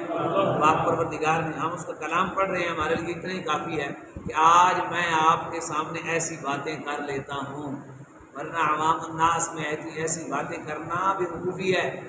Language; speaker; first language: Urdu; non-native, local second language; Punjabi